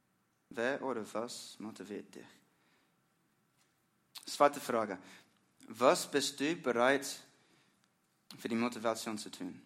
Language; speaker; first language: German; non-native, learner; English